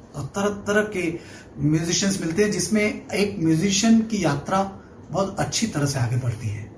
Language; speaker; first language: Hindi; non-native, local second language; Bangla